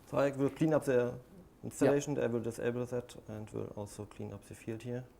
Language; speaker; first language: English; non-native, fluent; German